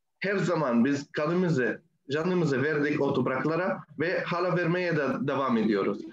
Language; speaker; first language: Turkish; non-native, fluent; Arabic